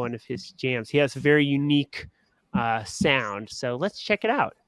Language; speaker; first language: English; native; English